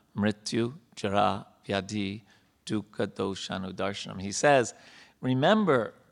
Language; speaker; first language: English; native; English